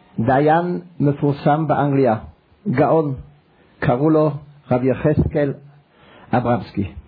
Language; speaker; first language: Hebrew; non-native, fluent; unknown